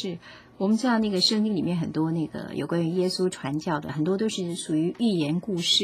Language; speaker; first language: Chinese; native; Chinese